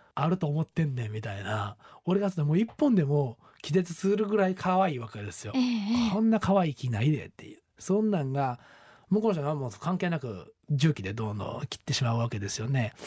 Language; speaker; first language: Japanese; native; Japanese